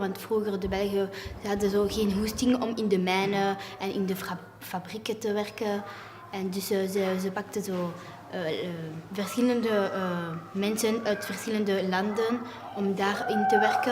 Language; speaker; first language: Dutch; non-native, local second language; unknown